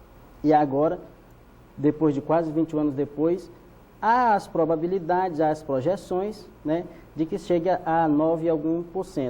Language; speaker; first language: Portuguese; native; Portuguese